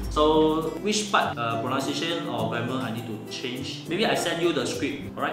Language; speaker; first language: English; non-native, local second language; Chinese